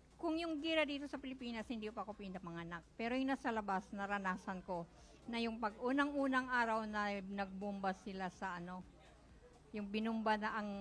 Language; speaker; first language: Filipino; non-native, local second language; Cebuano